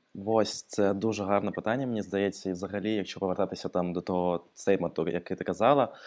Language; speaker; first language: Ukrainian; non-native, local second language; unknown